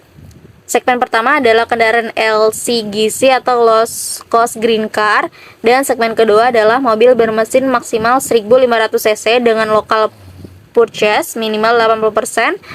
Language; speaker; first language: Indonesian; native; Indonesian